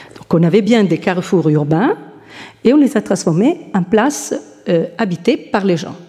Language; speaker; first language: French; non-native, fluent; Italian